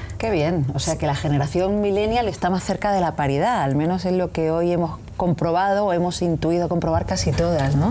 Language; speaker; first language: Spanish; native; Spanish